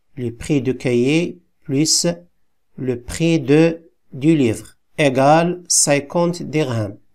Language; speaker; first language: French; non-native, local second language; Arabic